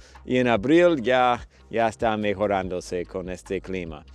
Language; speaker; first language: Spanish; non-native, fluent; English